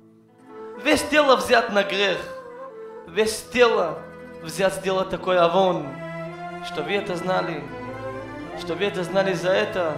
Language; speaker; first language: Russian; non-native, learner; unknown